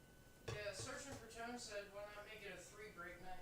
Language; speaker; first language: English; native; English